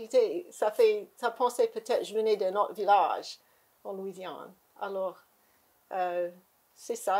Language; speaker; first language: French; native; French